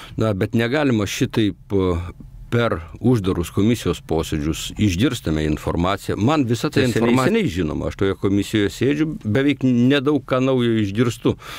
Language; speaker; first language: Lithuanian; native; Lithuanian